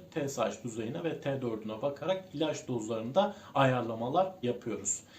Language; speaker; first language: Turkish; native; Turkish